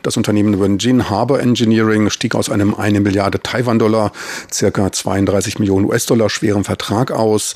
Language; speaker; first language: German; native; German